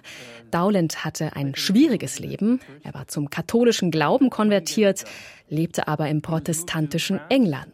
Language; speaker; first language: German; native; German